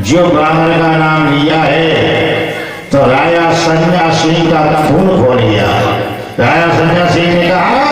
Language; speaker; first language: Hindi; native; Hindi